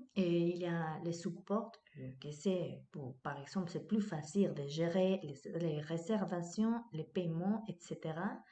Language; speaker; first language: French; non-native, fluent; Spanish